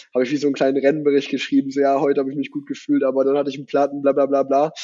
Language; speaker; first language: German; native; German